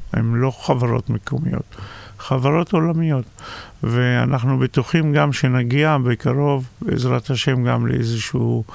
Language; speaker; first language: Hebrew; non-native, local second language; Arabic